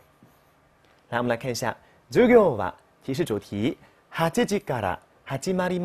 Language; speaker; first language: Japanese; non-native, fluent; Chinese